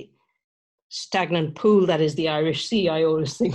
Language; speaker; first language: English; native; English